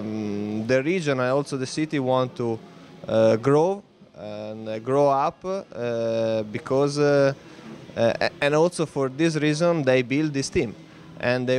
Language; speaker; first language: English; non-native, fluent; Italian